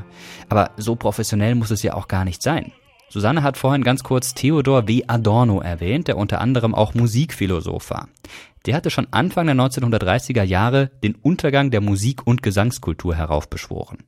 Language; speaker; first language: German; native; German